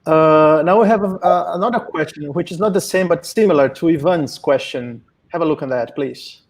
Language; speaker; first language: English; non-native, fluent; Portuguese